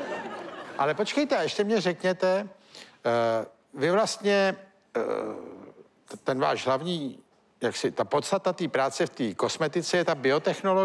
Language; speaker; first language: Czech; native; Czech